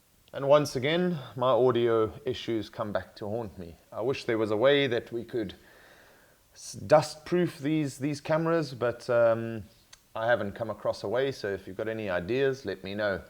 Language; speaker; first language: English; native; English